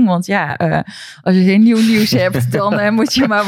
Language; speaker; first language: Dutch; native; Dutch